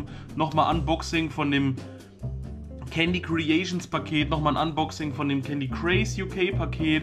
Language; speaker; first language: German; native; German